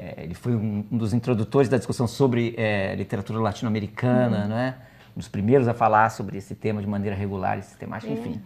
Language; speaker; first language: Portuguese; native; Portuguese